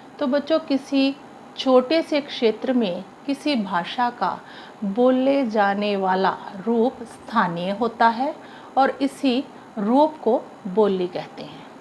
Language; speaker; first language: Hindi; non-native, local second language; Punjabi